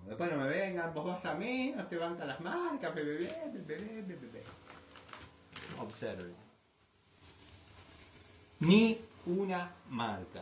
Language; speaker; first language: Spanish; native; Spanish